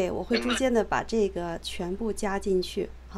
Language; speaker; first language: Chinese; native; Chinese